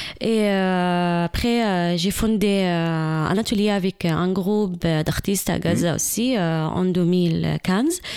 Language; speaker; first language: French; non-native, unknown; Arabic